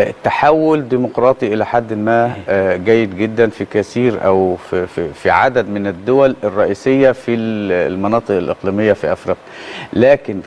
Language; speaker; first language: Arabic; native; Arabic